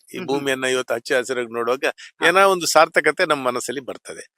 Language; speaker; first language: Kannada; non-native, local second language; Tulu